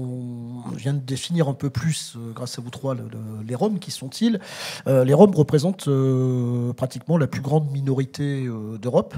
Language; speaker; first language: French; native; French